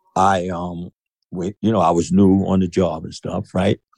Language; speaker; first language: English; native; English